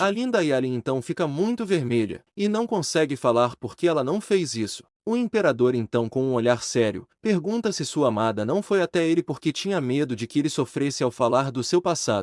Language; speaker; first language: Portuguese; native; Portuguese